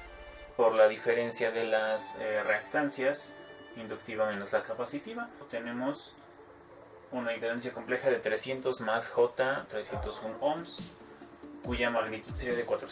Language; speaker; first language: Spanish; native; Spanish